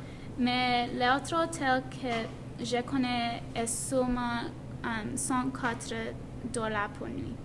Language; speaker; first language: French; non-native, learner; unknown